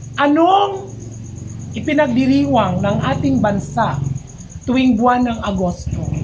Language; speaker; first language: Filipino; non-native, local second language; Cebuano